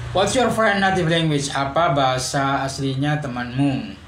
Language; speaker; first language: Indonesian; non-native, local second language; Madurese